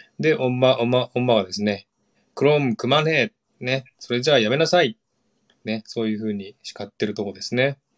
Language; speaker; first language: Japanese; non-native, fluent; Korean